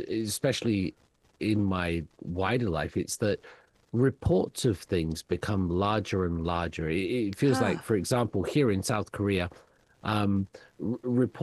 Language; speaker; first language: English; native; English